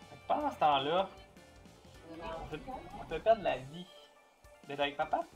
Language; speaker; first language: French; native; French